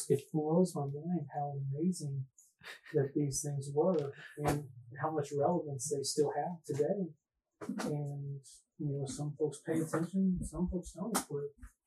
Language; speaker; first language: English; native; English